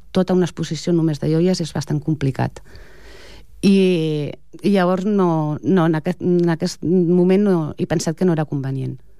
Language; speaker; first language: Catalan; native; Catalan